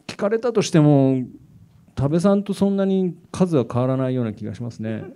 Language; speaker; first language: Japanese; native; Japanese